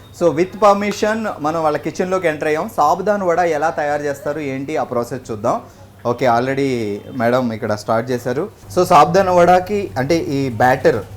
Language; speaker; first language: Telugu; native; Telugu